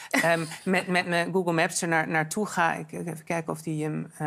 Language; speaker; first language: Dutch; native; Dutch